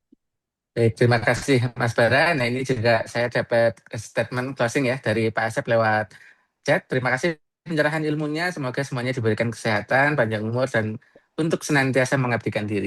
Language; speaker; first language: Indonesian; native; Indonesian